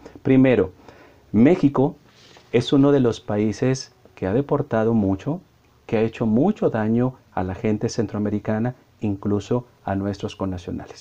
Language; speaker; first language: Spanish; native; Spanish